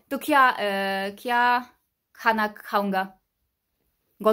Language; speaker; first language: Hindi; non-native, learner; Polish